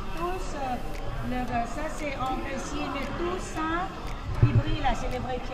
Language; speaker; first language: French; non-native, learner; Thai